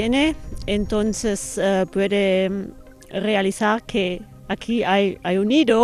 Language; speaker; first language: Spanish; non-native, fluent; German